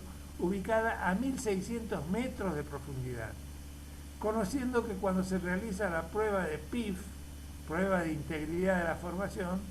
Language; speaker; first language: Spanish; native; Spanish